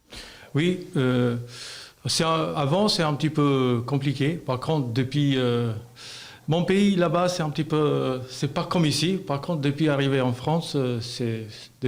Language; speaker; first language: French; non-native, learner; Albanian